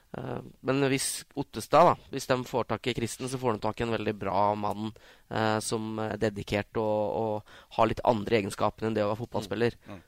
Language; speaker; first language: Norwegian; native; Norwegian